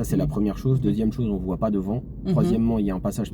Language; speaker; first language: French; native; French